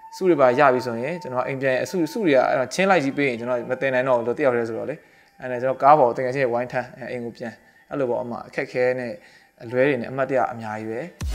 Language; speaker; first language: Burmese; non-native, local second language; Shan